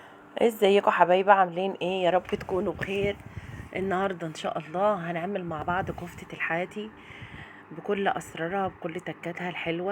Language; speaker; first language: Arabic; native; Arabic